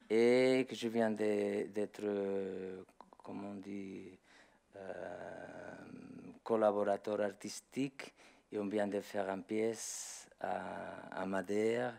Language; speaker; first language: French; non-native, learner; Spanish